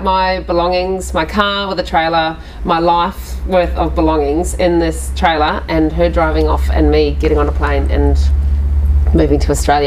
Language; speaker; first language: English; native; English